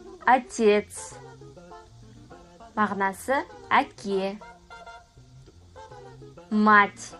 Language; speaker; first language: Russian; non-native, fluent; Kazakh